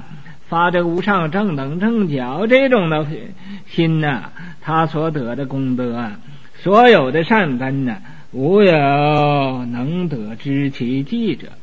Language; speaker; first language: Chinese; native; Chinese